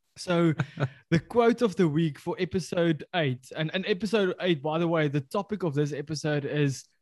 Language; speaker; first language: English; non-native, local second language; Afrikaans